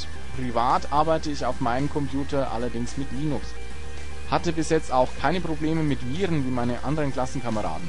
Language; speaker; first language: German; native; German